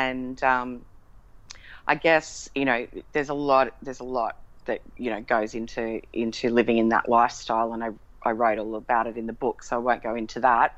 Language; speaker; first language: English; native; English